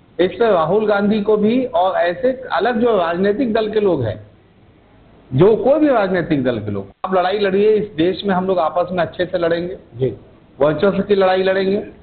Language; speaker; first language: Hindi; native; Hindi